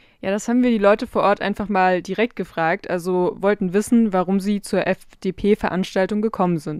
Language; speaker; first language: German; native; German